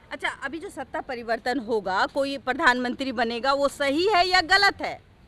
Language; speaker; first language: Hindi; native; Hindi